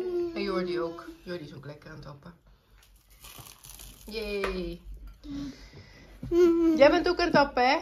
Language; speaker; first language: Dutch; native; Dutch